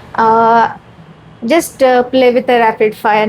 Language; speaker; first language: English; non-native, learner; Marathi